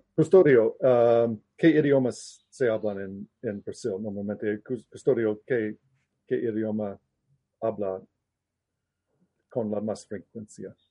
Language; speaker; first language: Spanish; non-native, learner; English